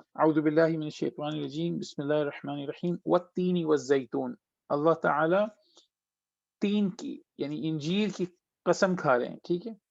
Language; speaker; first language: Urdu; native; Urdu